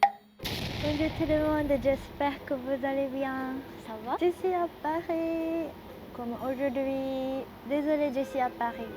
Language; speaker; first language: French; non-native, learner; Japanese